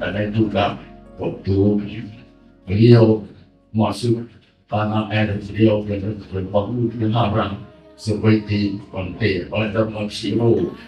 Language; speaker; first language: Indonesian; non-native, learner; Thai